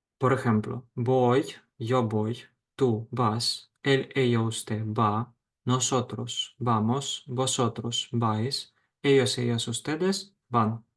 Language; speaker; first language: Spanish; non-native, fluent; Ukrainian